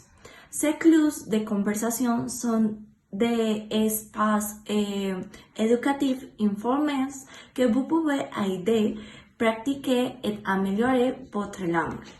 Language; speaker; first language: French; non-native, learner; Spanish